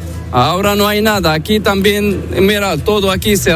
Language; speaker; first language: Spanish; non-native, learner; Arabic